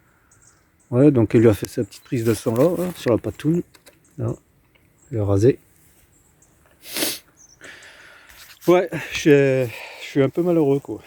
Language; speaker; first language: French; native; French